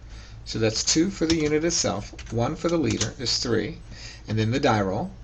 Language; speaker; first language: English; native; English